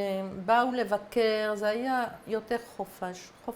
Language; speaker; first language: Hebrew; non-native, fluent; French